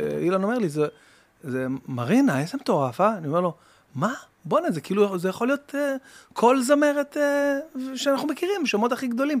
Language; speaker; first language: Hebrew; native; Hebrew